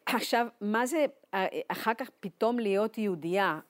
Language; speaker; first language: Hebrew; non-native, fluent; Spanish